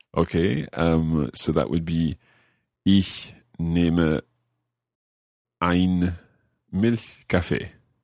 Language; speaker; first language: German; non-native, learner; English